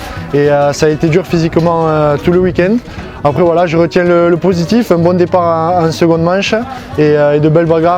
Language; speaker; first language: French; native; French